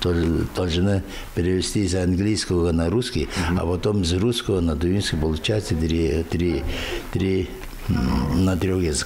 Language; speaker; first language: Russian; non-native, local second language; Tuvinian